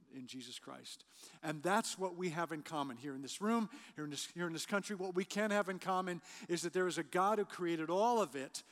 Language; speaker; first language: English; native; English